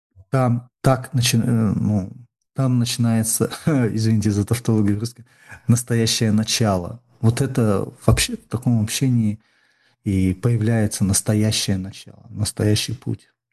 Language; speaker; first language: Russian; native; Russian